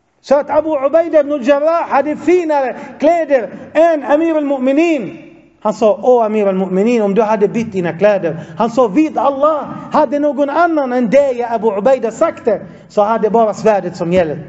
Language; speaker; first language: Swedish; non-native, fluent; Arabic